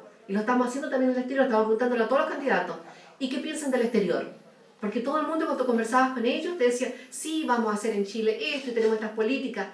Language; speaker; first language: Spanish; native; Spanish